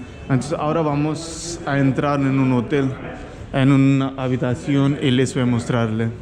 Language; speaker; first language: Spanish; non-native, learner; Hindi